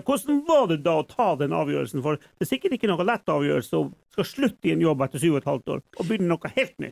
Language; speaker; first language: Norwegian; native; Norwegian